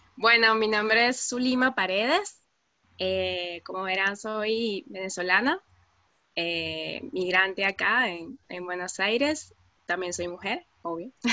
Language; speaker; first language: Spanish; native; Spanish